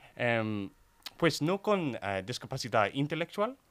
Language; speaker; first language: Spanish; non-native, learner; English